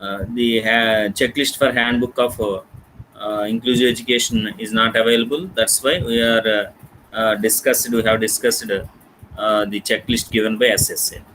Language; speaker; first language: English; non-native, local second language; Telugu